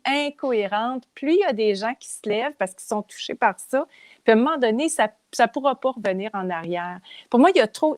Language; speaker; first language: French; native; French